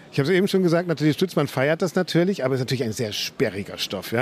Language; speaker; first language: German; native; German